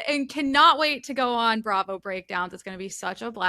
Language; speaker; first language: English; native; English